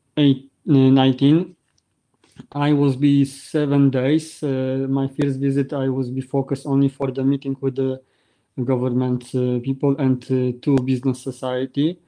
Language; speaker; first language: English; non-native, learner; Polish